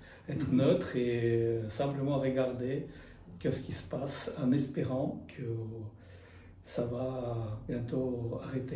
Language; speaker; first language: French; non-native, fluent; Russian